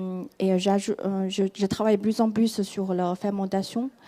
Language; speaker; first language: French; non-native, fluent; Chinese